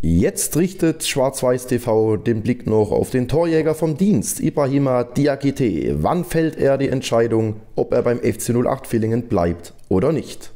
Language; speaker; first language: German; native; German